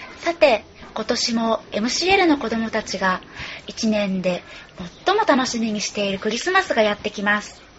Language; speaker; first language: Japanese; native; Japanese